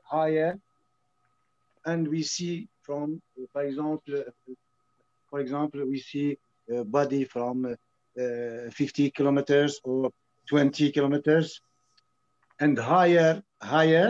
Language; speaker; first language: English; non-native, learner; French